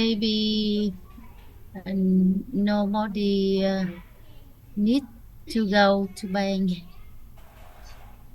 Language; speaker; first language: English; non-native, learner; Vietnamese